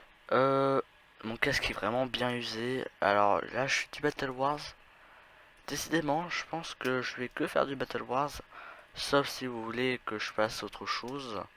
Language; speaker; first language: French; native; French